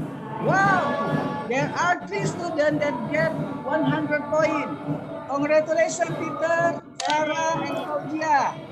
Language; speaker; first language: English; non-native, learner; Indonesian